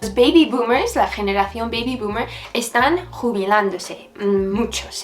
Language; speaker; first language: Spanish; non-native, fluent; English